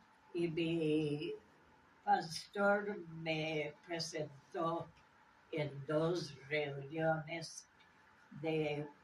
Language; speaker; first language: Spanish; non-native, fluent; English